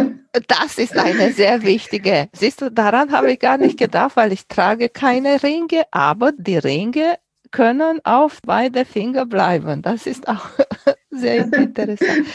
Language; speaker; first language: German; non-native, fluent; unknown